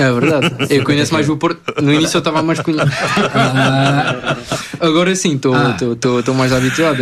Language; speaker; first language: Portuguese; early bilingual, other home language; French